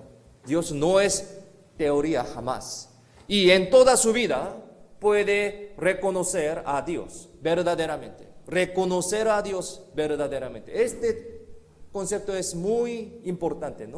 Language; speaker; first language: Spanish; non-native, learner; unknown